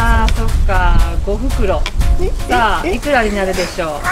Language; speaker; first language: Japanese; native; Japanese